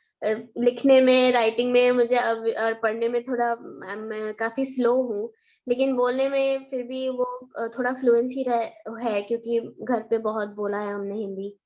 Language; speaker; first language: Hindi; early bilingual, heritage; Hindi